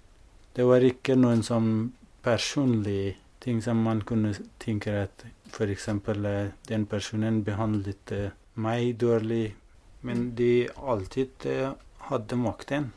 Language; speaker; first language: Norwegian; non-native, fluent; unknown